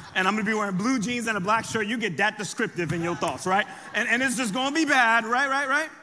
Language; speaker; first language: English; early bilingual, other home language; French